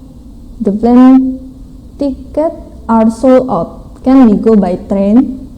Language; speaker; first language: English; non-native, fluent; Indonesian